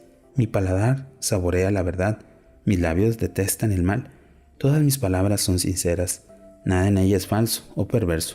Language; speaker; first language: Spanish; native; Spanish